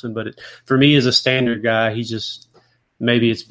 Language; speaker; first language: English; native; English